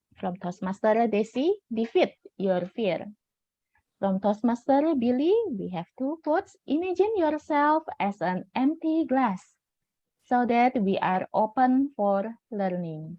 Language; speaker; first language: English; non-native, fluent; Indonesian